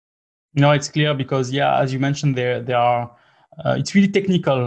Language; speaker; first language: English; non-native, fluent; French